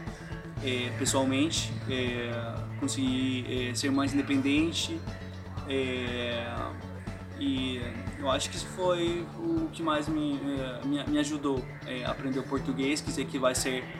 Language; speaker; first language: Portuguese; non-native, fluent; Spanish